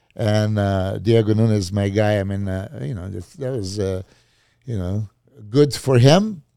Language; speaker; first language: English; non-native, fluent; Serbian